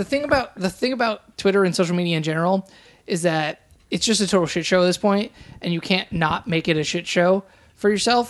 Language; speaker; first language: English; native; English